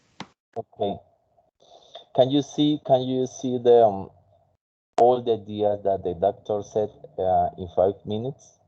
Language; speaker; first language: English; non-native, fluent; Spanish